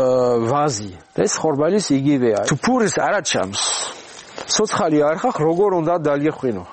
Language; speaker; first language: Georgian; non-native, learner; French